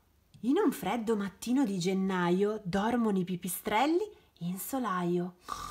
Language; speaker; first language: Italian; native; Italian